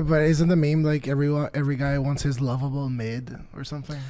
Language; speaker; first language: English; native; English